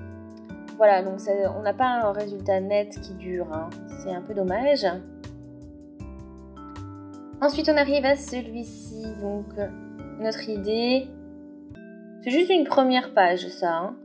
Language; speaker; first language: French; native; French